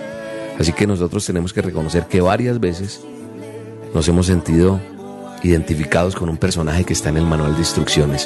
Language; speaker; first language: Spanish; native; Spanish